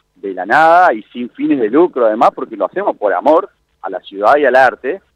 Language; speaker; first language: Spanish; native; Spanish